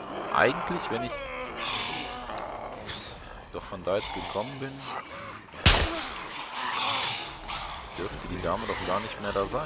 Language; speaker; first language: German; native; German